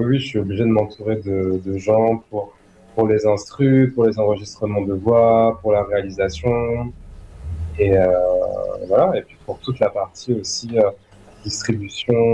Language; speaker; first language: French; native; French